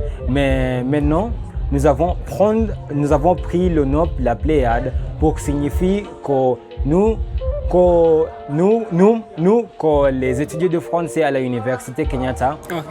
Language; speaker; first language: French; non-native, learner; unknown